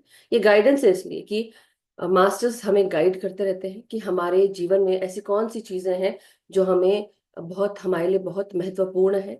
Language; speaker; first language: Hindi; native; Hindi